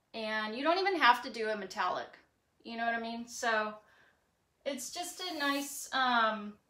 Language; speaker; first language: English; native; English